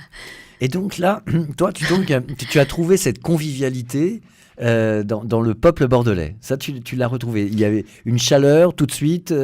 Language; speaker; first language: French; native; French